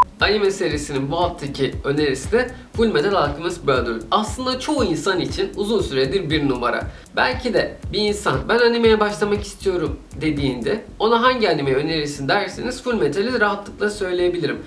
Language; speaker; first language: Turkish; native; Turkish